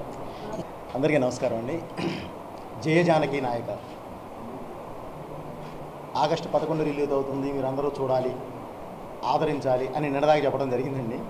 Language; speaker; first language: Telugu; native; Telugu